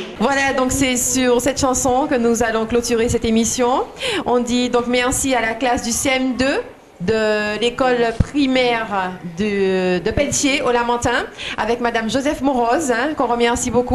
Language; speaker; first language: French; native; French